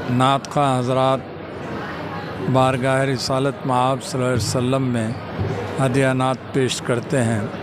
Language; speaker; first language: Urdu; native; Urdu